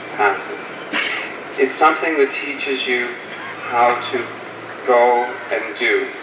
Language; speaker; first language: English; native; English